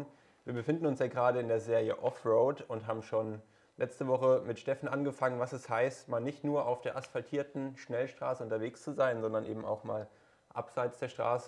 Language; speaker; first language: German; native; German